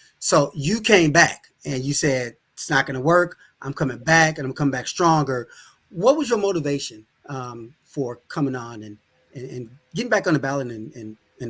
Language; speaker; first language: English; native; English